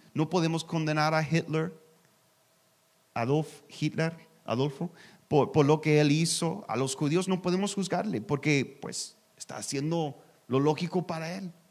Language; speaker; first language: Spanish; non-native, learner; English